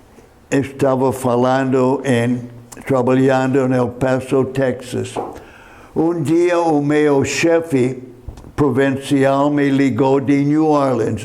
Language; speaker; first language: Portuguese; non-native, fluent; English